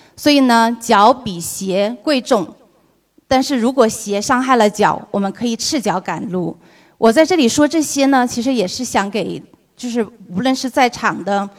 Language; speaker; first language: Chinese; native; Chinese